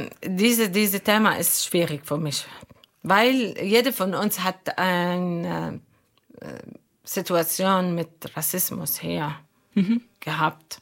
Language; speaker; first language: German; non-native, learner; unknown